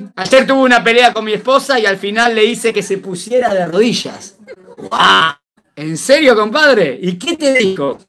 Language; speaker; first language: Spanish; native; Spanish